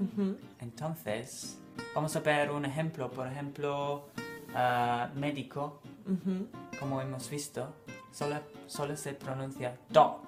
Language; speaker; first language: Spanish; non-native, fluent; English